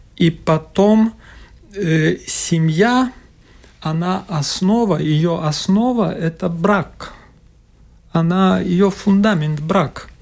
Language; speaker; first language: Russian; non-native, local second language; Latvian